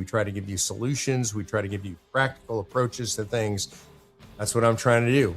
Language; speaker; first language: English; native; English